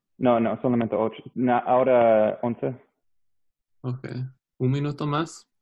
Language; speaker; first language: Spanish; non-native, learner; English